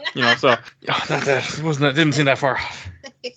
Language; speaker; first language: English; native; English